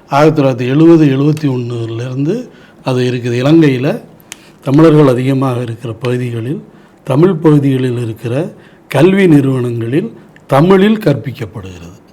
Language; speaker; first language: Tamil; native; Tamil